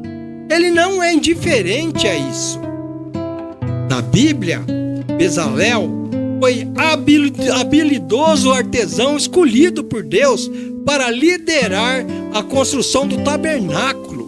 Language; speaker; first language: Portuguese; native; Portuguese